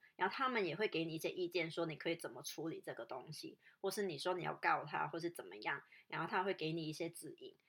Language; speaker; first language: Chinese; non-native, local second language; Cantonese